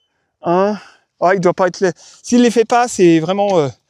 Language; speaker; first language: French; native; French